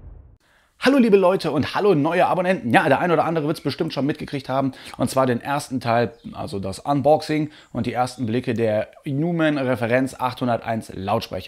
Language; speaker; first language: German; native; German